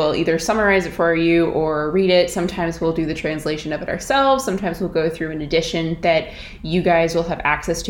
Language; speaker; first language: English; native; English